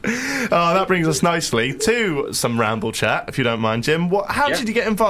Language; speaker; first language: English; native; English